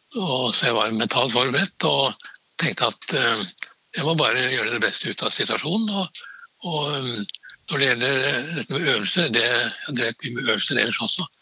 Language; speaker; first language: Norwegian; native; Norwegian